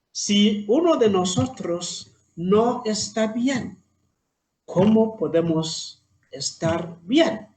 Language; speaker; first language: Spanish; non-native, fluent; Southern Sotho